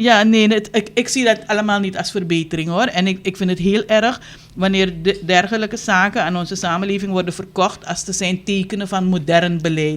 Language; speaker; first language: Dutch; native; Dutch